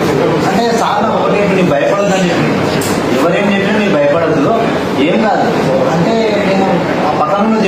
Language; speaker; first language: Telugu; native; Telugu